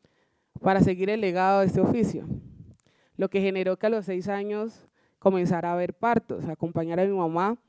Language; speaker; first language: Spanish; native; Spanish